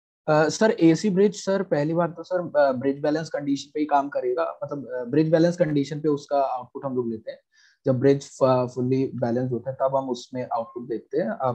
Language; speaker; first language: Hindi; native; Hindi